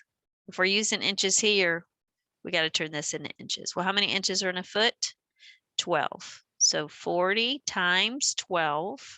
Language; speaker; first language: English; native; English